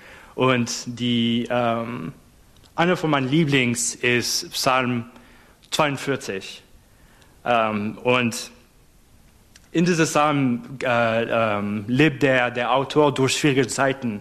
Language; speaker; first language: German; non-native, fluent; English